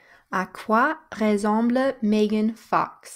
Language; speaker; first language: French; non-native, fluent; English